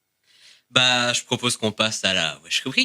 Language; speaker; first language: French; native; French